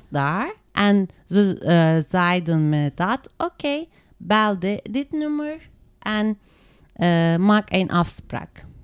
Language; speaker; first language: Dutch; non-native, learner; Turkish